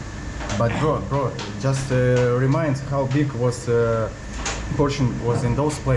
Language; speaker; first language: English; non-native, fluent; Russian